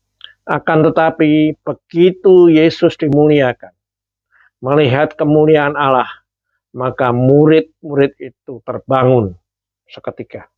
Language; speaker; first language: Indonesian; native; Indonesian